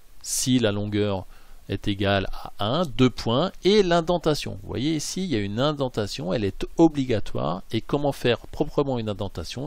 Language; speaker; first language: French; native; French